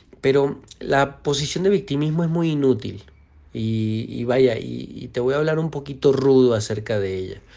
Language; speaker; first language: Spanish; native; Spanish